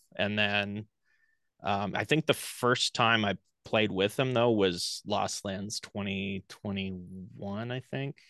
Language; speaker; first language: English; native; English